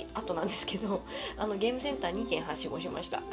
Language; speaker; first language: Japanese; native; Japanese